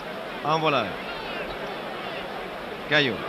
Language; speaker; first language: French; native; French